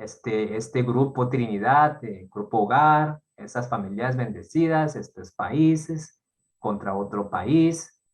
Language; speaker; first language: Spanish; non-native, fluent; Korean